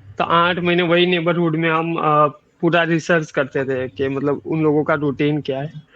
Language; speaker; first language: Hindi; non-native, local second language; Gujarati